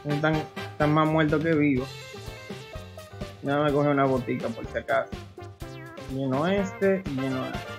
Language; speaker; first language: Spanish; native; Spanish